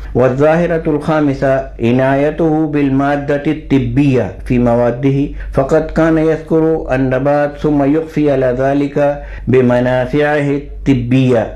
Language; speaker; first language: Arabic; non-native, fluent; Urdu